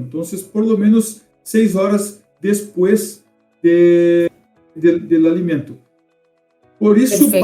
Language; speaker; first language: Spanish; non-native, fluent; Portuguese